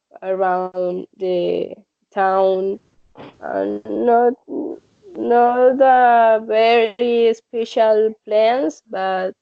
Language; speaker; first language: English; non-native, learner; Spanish